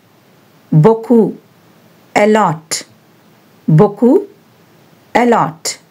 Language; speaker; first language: French; non-native, fluent; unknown